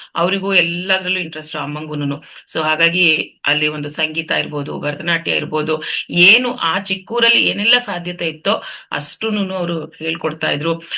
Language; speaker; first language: Kannada; non-native, local second language; Telugu